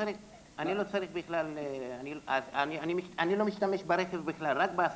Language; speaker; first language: Hebrew; native; Hebrew